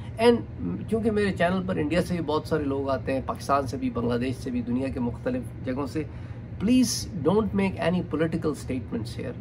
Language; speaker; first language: Urdu; native; Urdu